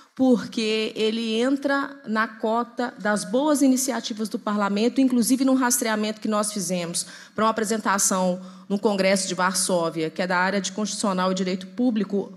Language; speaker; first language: Portuguese; native; Portuguese